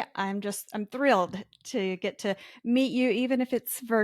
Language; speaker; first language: English; native; English